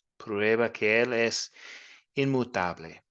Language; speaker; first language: Spanish; non-native, fluent; English